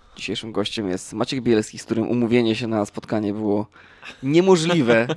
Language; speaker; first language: Polish; native; Polish